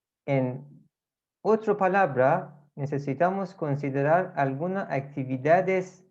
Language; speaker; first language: Spanish; non-native, fluent; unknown